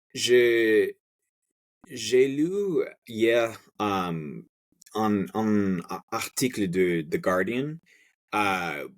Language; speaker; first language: French; non-native, fluent; Spanish